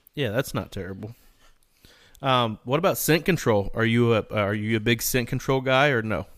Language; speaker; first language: English; native; English